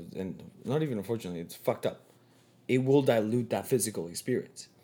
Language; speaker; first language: English; non-native, fluent; Spanish